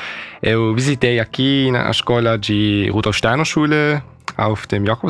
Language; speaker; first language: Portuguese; early bilingual, heritage; German